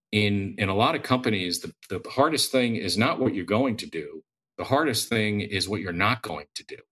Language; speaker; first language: English; native; English